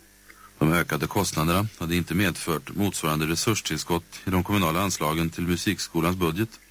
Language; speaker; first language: Swedish; native; Swedish